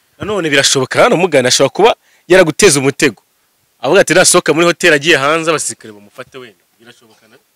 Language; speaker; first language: Kinyarwanda; native; Kinyarwanda